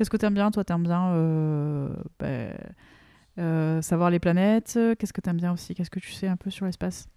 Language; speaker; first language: French; native; French